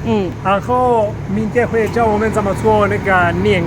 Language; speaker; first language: Chinese; non-native, fluent; Italian